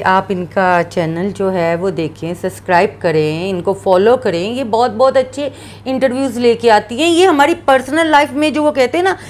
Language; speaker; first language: Urdu; non-native, local second language; Punjabi